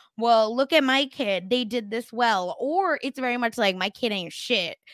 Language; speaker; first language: English; early bilingual, other home language; Hindi